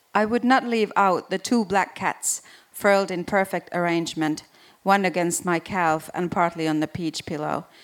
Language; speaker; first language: English; non-native, fluent; Finnish